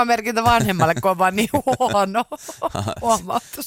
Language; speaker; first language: Finnish; native; Finnish